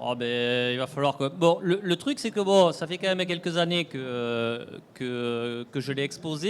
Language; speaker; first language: French; native; French